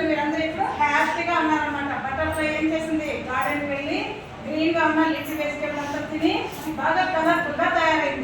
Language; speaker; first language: Telugu; native; Telugu